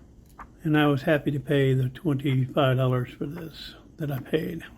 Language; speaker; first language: English; native; English